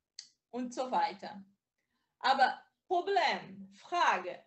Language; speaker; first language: German; non-native, learner; Portuguese